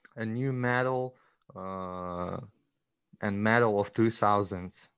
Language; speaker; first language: English; non-native, learner; Russian